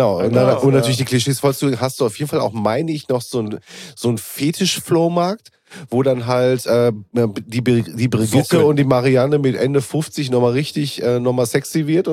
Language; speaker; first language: German; native; German